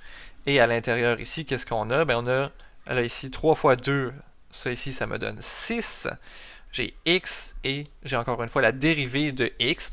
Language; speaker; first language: French; native; French